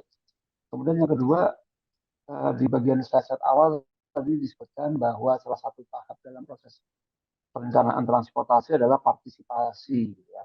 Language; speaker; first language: Indonesian; native; Indonesian